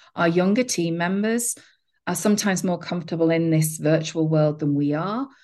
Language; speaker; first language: English; native; English